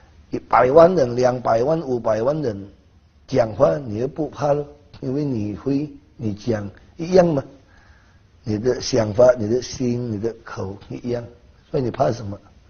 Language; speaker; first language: Chinese; non-native, learner; Hakka Chinese